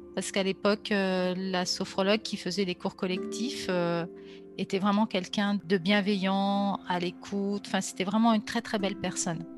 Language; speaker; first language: French; native; French